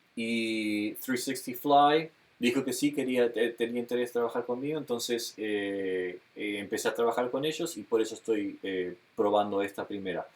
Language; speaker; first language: Spanish; early bilingual, heritage; Spanish